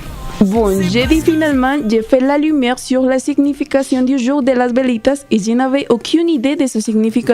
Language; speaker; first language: French; non-native, learner; Spanish